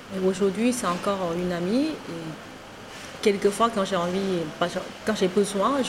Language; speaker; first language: French; non-native, fluent; Chinese